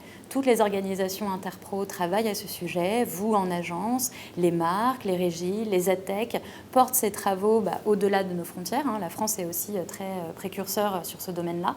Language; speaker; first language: French; native; French